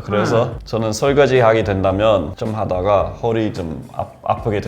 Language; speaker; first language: Korean; non-native, fluent; English